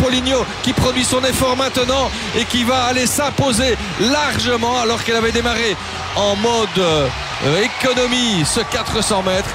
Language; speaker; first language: French; native; French